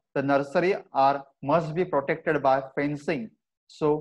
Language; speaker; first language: English; non-native, local second language; Marathi